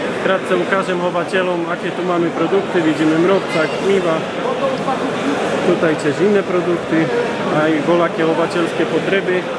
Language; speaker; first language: Polish; non-native, learner; Slovak